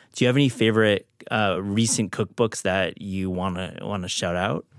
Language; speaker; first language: English; native; English